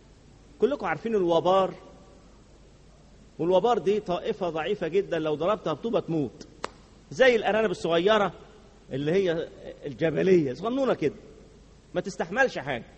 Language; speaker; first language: Arabic; native; Arabic